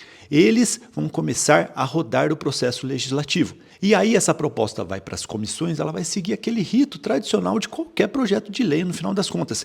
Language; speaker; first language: Portuguese; native; Portuguese